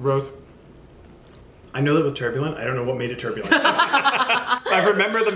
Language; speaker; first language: English; native; English